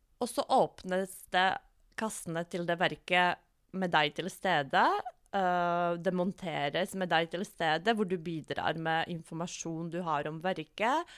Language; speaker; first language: Norwegian; non-native, fluent; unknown